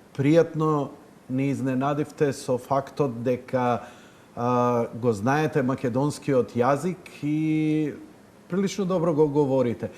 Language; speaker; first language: Macedonian; native; Macedonian